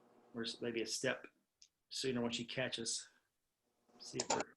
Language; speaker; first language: English; native; English